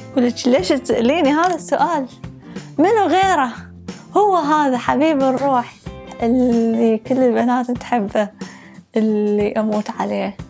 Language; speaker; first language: Arabic; native; Arabic